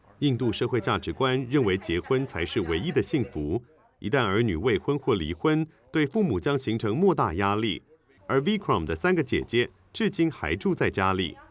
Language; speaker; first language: Chinese; native; Chinese